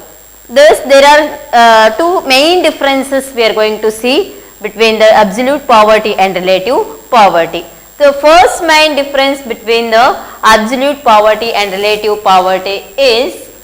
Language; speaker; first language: English; non-native, local second language; Kannada